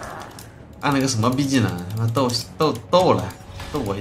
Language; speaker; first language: Chinese; native; Chinese